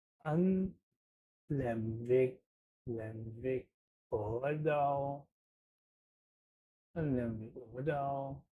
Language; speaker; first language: Vietnamese; non-native, learner; Dutch